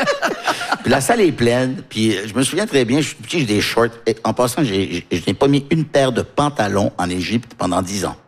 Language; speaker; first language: French; early bilingual, other home language; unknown